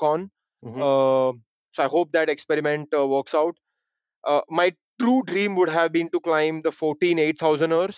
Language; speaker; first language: English; non-native, local second language; Hindi